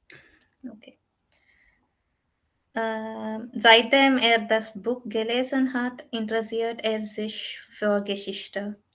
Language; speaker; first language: German; non-native, learner; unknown